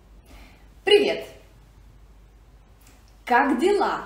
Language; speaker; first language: Russian; non-native, fluent; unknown